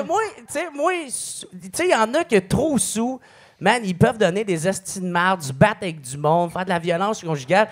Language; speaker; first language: French; native; French